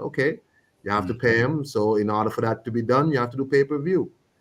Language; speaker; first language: English; native; English